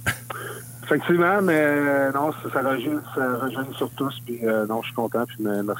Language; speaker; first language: French; native; French